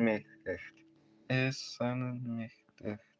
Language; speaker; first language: Icelandic; non-native, learner; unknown